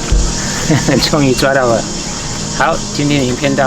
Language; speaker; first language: Chinese; non-native, fluent; English